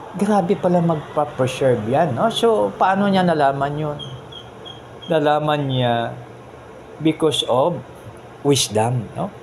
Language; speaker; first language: Filipino; non-native, local second language; Hiligaynon